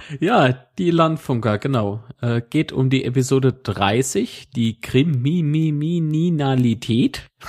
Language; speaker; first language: German; native; German